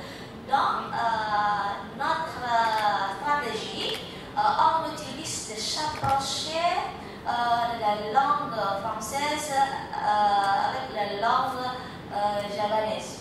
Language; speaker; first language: French; non-native, fluent; Indonesian